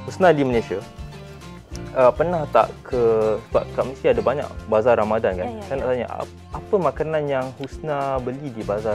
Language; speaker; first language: Malay; native; Malay